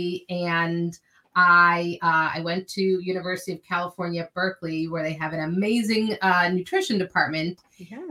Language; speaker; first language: English; native; English